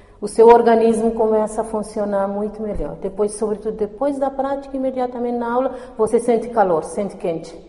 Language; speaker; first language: Portuguese; non-native, local second language; Kabuverdianu